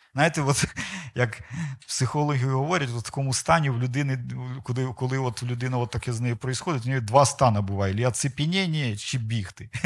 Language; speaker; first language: Ukrainian; non-native, local second language; Russian